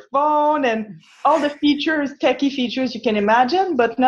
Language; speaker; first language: English; non-native, fluent; French